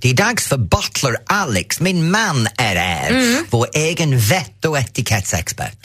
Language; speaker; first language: Swedish; non-native, fluent; English